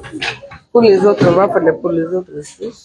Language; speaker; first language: French; non-native, fluent; Russian